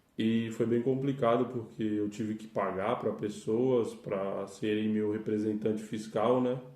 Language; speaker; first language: Portuguese; native; Portuguese